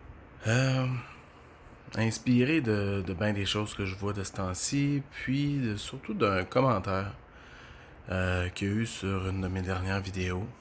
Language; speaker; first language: French; native; French